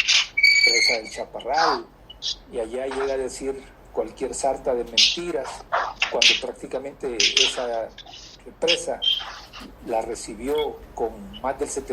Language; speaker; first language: Spanish; native; Spanish